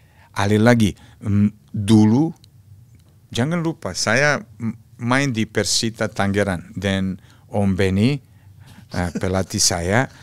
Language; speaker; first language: Indonesian; non-native, fluent; Serbian